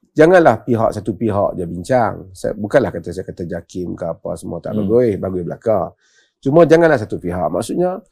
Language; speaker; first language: Malay; native; Malay